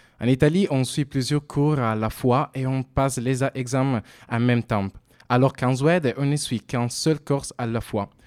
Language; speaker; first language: French; non-native, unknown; Italian